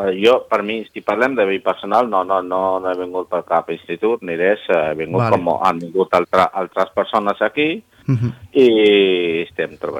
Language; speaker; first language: Catalan; non-native, learner; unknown